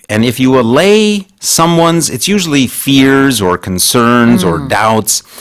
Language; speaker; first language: English; native; English